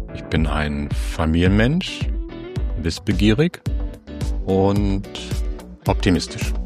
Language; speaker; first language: German; native; German